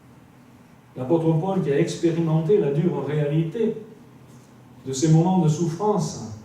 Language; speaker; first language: French; native; French